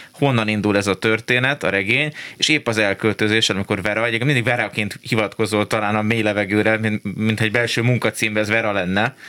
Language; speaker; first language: Hungarian; native; Hungarian